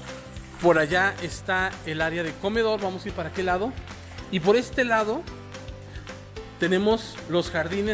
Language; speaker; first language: Spanish; native; Spanish